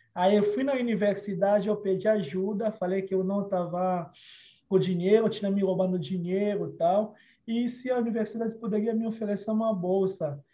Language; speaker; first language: Portuguese; non-native, fluent; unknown